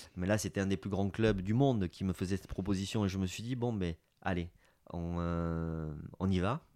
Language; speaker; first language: French; native; French